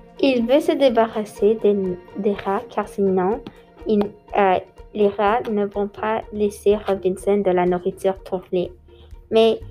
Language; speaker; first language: French; non-native, local second language; English